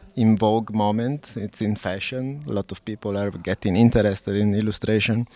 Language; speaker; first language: English; non-native, fluent; Italian